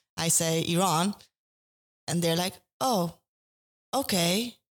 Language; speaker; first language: English; non-native, fluent; Persian